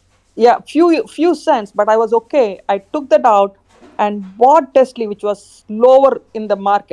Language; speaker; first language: English; non-native, fluent; Khmer